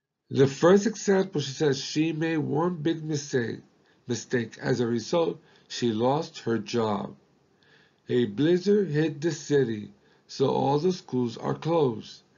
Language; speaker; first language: English; non-native, local second language; Spanish